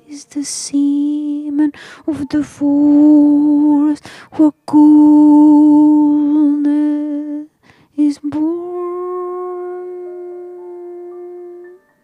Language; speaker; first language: English; non-native, fluent; Spanish